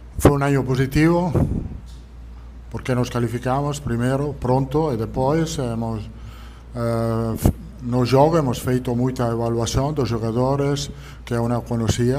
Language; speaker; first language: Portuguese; non-native, learner; Italian